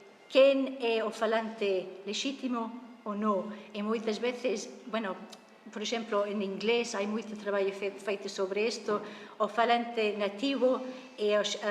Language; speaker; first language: Galician; non-native, fluent; English